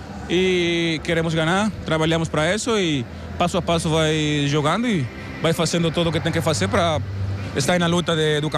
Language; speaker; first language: Portuguese; non-native, learner; Spanish